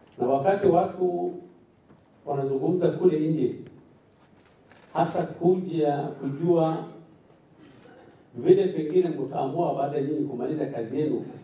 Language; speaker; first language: Swahili; non-native, local second language; Somali